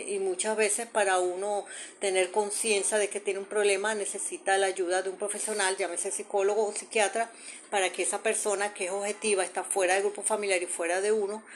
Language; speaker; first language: Spanish; native; Spanish